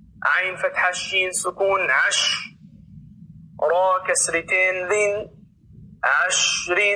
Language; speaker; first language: Arabic; non-native, fluent; Oromo